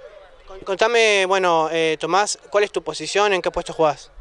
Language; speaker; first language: Spanish; native; Spanish